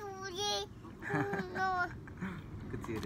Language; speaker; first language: Japanese; non-native, learner; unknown